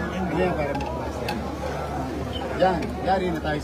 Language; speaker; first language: Filipino; native; Filipino